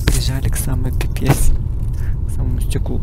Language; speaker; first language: Russian; native; Russian